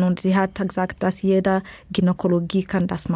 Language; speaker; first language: German; non-native, fluent; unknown